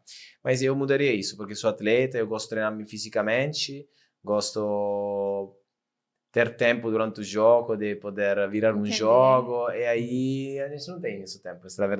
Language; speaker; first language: Portuguese; non-native, fluent; Italian